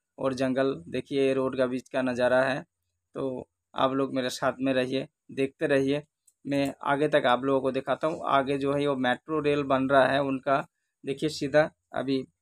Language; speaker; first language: Hindi; non-native, local second language; Bangla